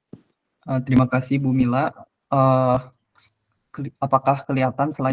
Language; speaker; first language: Indonesian; non-native, fluent; Japanese